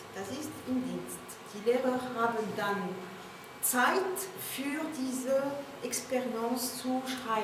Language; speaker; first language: German; non-native, learner; French